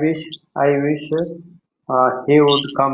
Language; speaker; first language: English; non-native, learner; Hindi